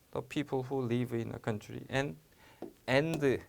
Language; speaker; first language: English; non-native, fluent; Korean